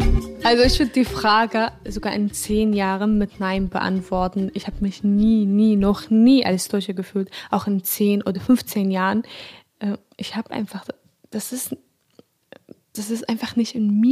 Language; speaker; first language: German; non-native, fluent; Arabic